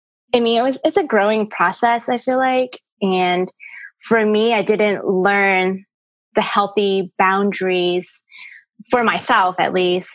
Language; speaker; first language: English; early bilingual, other home language; Cantonese